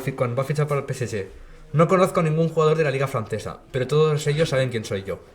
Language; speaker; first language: Spanish; non-native, local second language; Catalan